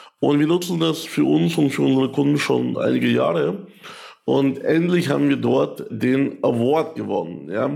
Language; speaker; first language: German; early bilingual, other home language; Russian